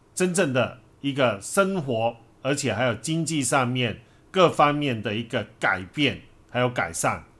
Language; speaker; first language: Chinese; non-native, local second language; Cantonese